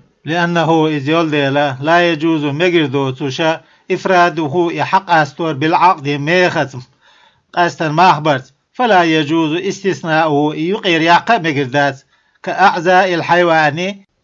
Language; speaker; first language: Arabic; non-native, fluent; Chechen